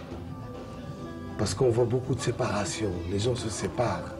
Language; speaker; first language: French; non-native, local second language; Arabic